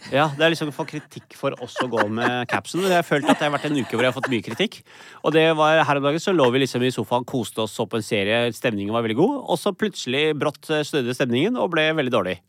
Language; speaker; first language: Norwegian; early bilingual, other home language; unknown